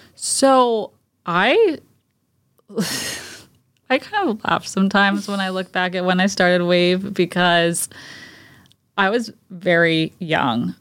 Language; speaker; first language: English; native; English